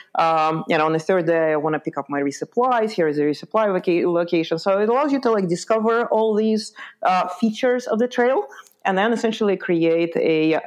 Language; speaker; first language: English; early bilingual, other home language; Lithuanian